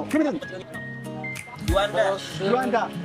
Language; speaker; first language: Korean; native; Korean